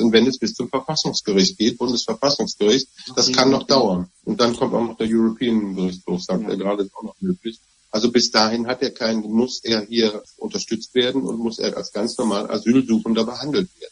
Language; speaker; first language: German; native; German